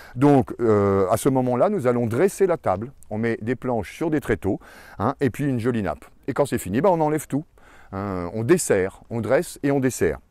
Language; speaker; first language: French; native; French